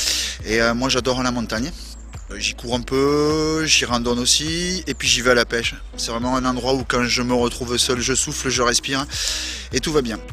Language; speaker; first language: French; native; French